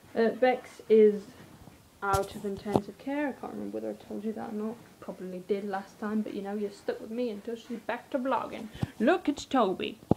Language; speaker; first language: English; native; English